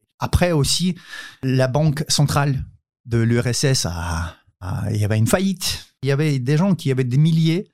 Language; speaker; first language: French; non-native, fluent; Ukrainian